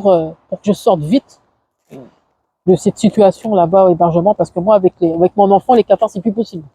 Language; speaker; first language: French; non-native, fluent; Arabic